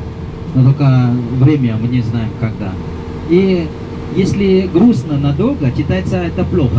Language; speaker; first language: Russian; non-native, learner; Balinese